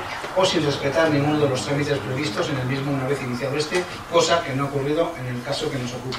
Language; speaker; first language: Spanish; native; Spanish